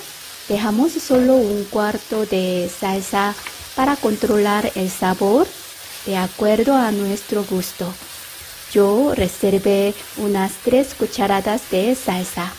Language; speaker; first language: Spanish; non-native, fluent; Korean